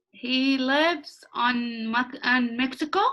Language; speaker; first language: English; non-native, learner; Arabic